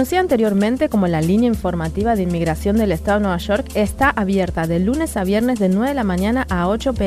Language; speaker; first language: Spanish; native; Spanish